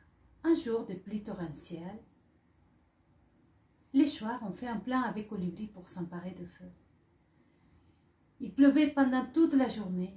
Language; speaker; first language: French; non-native, fluent; Spanish